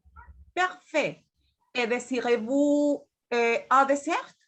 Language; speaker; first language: French; non-native, learner; Spanish